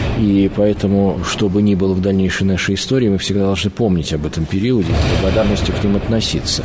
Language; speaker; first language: Russian; native; Russian